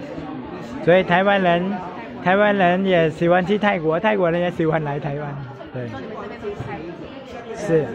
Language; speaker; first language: Chinese; non-native, fluent; Thai